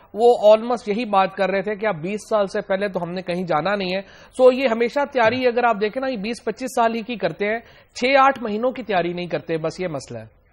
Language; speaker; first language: Urdu; native; Urdu